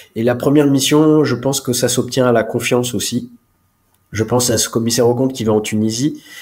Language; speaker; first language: French; native; French